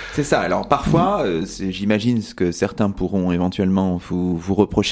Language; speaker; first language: French; native; French